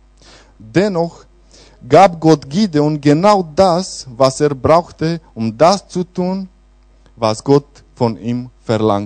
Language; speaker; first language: German; non-native, fluent; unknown